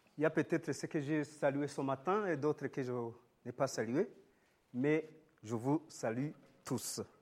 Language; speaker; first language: French; non-native, local second language; Rundi